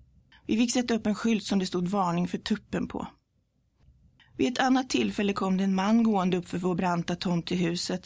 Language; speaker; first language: Swedish; early bilingual, other home language; English